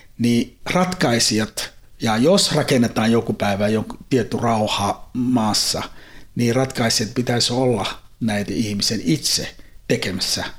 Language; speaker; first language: Finnish; non-native, fluent; Somali